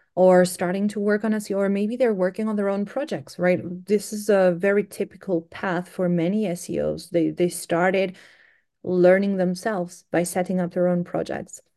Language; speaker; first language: English; non-native, fluent; Greek